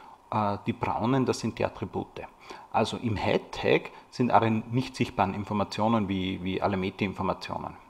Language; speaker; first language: German; native; German